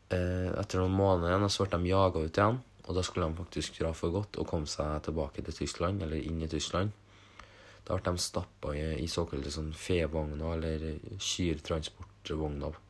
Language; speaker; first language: Norwegian; early bilingual, other home language; German